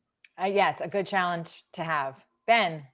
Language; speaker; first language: English; native; English